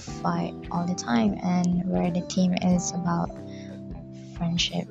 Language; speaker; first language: English; non-native, local second language; Malay